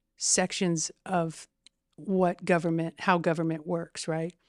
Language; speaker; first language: English; native; English